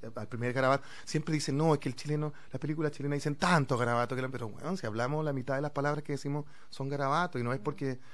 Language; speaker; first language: Spanish; native; Spanish